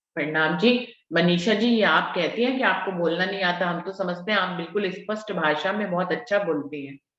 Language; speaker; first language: Hindi; native; Hindi